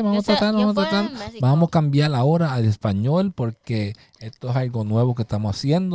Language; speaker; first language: Spanish; early bilingual, heritage; Spanish